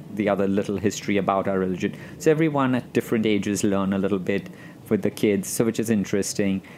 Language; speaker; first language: English; non-native, local second language; Gujarati